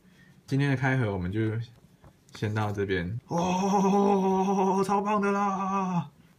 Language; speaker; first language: Chinese; native; Chinese